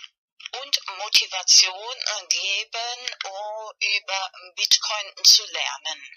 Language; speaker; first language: German; non-native, fluent; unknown